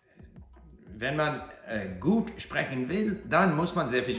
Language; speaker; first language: German; non-native, learner; English